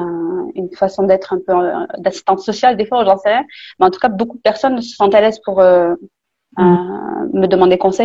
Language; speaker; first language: French; native; French